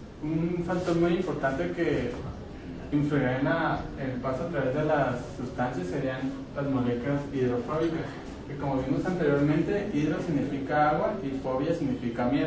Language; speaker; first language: Spanish; native; Spanish